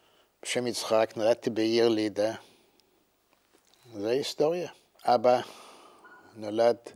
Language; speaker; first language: Hebrew; non-native, fluent; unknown